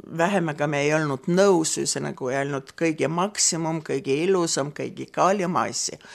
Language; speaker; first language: Estonian; non-native, local second language; Russian